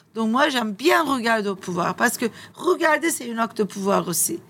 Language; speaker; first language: French; non-native, fluent; Turkish